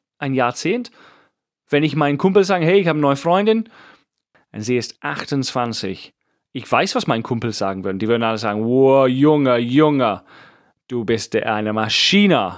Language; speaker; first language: German; non-native, fluent; English